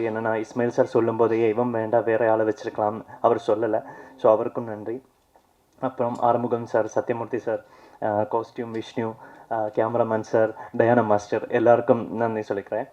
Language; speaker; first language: Tamil; non-native, learner; Malayalam